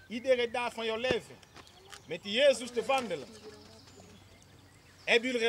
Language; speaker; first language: Dutch; non-native, learner; Portuguese